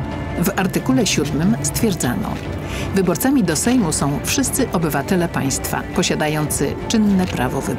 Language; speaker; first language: Polish; native; Polish